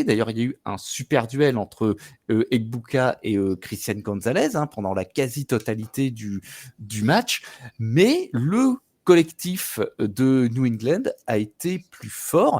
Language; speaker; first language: French; native; French